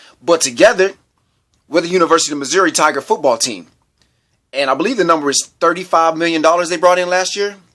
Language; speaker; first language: English; native; English